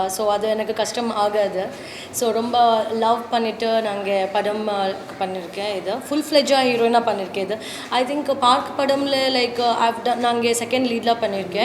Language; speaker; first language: Tamil; non-native, learner; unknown